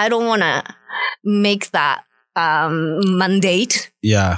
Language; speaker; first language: English; non-native, fluent; Japanese